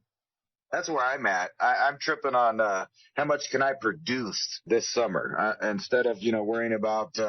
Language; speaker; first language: English; native; English